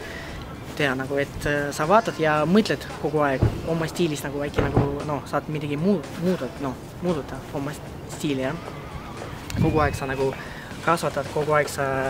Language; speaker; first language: Estonian; non-native, local second language; Russian